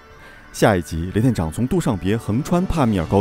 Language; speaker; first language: Chinese; native; Chinese